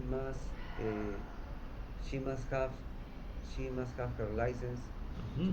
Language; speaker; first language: English; non-native, learner; Spanish